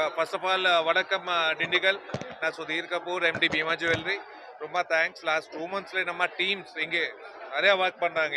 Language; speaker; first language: Tamil; non-native, learner; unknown